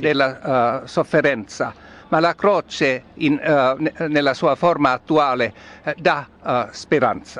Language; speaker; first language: Italian; non-native, learner; Finnish